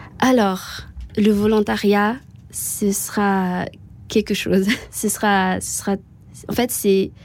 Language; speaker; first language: French; non-native, local second language; Malagasy